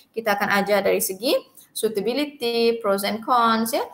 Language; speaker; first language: English; non-native, local second language; Malay